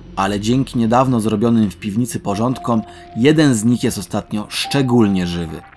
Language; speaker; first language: Polish; native; Polish